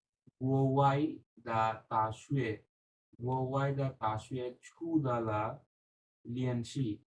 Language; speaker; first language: Chinese; non-native, learner; Bangla